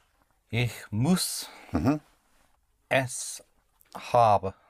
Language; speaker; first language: German; non-native, learner; English